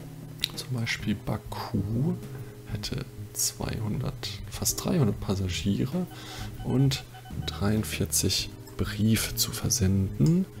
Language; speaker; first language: German; native; German